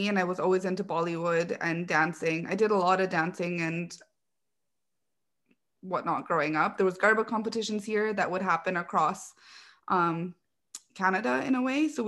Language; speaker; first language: English; native; English